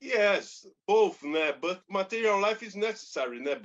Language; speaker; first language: English; non-native, learner; Portuguese